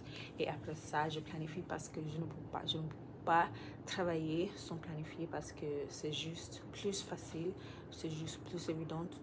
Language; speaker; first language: French; non-native, learner; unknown